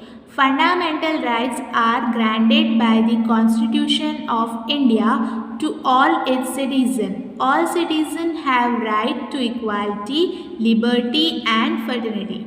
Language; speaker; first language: English; non-native, local second language; Hindi